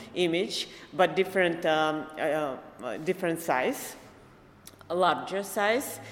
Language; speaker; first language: English; non-native, fluent; Belarusian